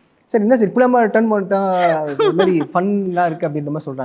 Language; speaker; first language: Tamil; native; Tamil